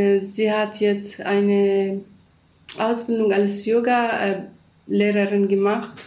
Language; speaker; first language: German; non-native, learner; Kurdish